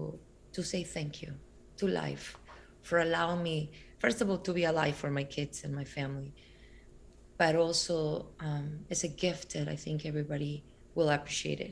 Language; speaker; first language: English; non-native, fluent; Spanish